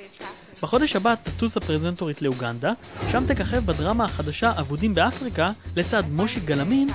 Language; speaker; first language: Hebrew; native; Hebrew